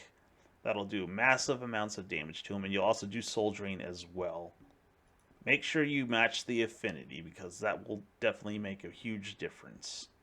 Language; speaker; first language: English; native; English